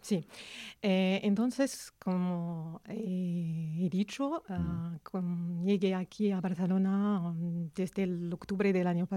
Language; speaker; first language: Spanish; non-native, learner; Arabic